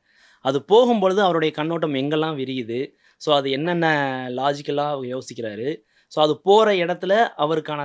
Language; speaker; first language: Tamil; native; Tamil